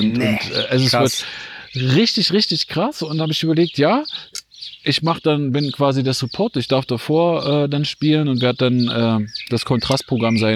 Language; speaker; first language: German; native; German